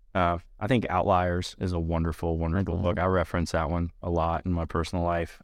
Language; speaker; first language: English; native; English